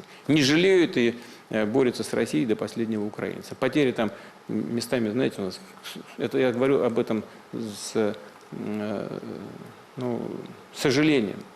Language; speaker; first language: Russian; native; Russian